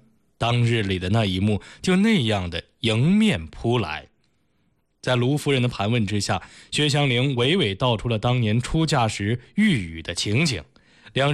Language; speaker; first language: Chinese; native; Chinese